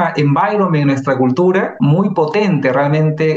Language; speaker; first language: Spanish; native; Spanish